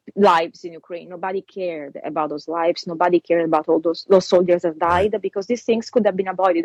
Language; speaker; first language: English; non-native, fluent; Italian